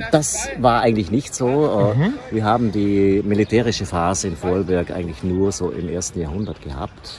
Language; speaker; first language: German; native; German